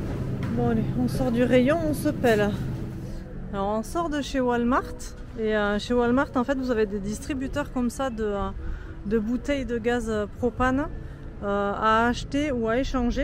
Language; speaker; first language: French; native; French